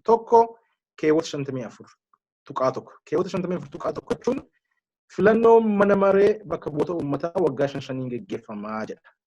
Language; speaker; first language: Oromo; native; Oromo